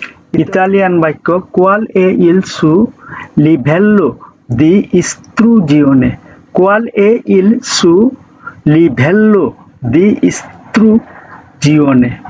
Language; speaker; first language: Italian; non-native, learner; Bangla